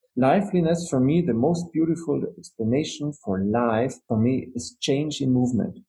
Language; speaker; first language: English; non-native, fluent; German